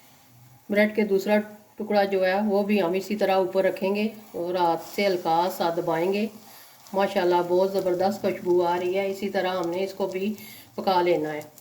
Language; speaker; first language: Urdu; non-native, local second language; Punjabi